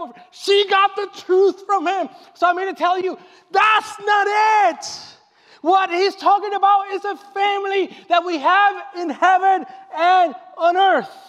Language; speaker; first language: English; non-native, local second language; Spanish